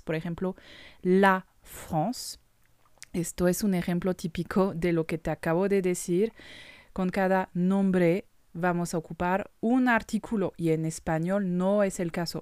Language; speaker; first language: Spanish; non-native, fluent; French